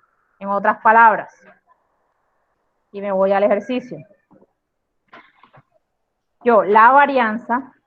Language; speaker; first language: Spanish; native; Spanish